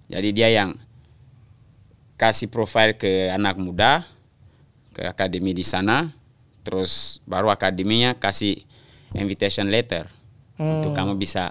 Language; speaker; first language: Indonesian; non-native, local second language; French